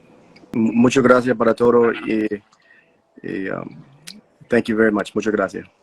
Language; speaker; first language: Spanish; non-native, learner; English